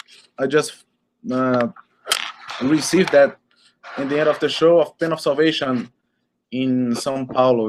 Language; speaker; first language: English; non-native, learner; Portuguese